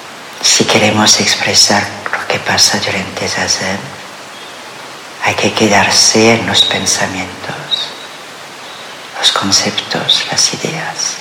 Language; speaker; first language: Spanish; non-native, fluent; French